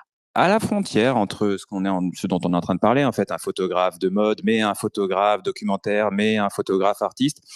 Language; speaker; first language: French; native; French